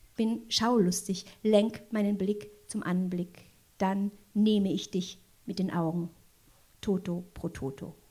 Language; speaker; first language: German; non-native, local second language; French